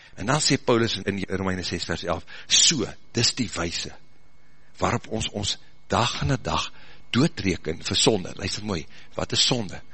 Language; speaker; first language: Afrikaans; native; Afrikaans